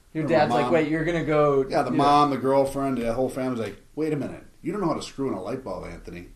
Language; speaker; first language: English; native; English